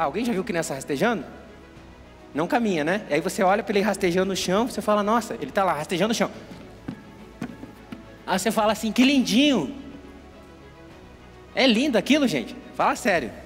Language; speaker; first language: Portuguese; native; Portuguese